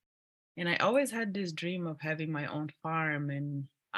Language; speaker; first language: English; non-native, fluent; Portuguese